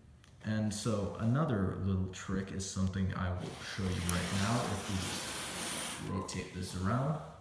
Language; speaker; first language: English; native; English